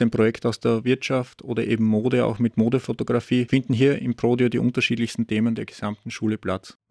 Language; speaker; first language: German; native; German